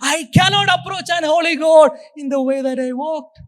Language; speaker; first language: English; non-native, local second language; Malayalam